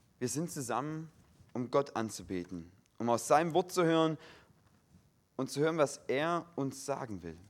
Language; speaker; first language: German; native; German